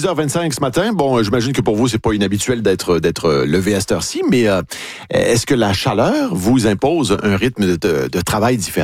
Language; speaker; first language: French; native; French